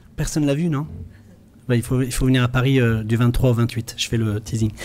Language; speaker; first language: French; early bilingual, other home language; Arabic